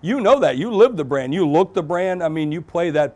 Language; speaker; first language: English; native; English